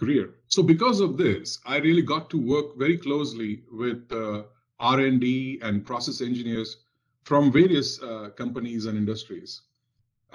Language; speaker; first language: English; non-native, local second language; Marathi